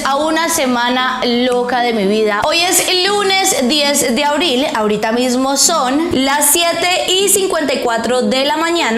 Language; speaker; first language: Spanish; native; Spanish